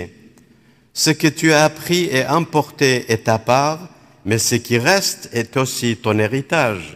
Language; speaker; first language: French; non-native, local second language; Arabic